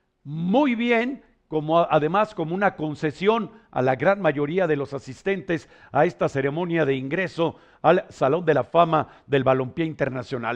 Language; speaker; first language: Spanish; native; Spanish